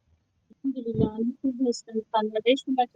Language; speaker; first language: Persian; non-native, learner; Urdu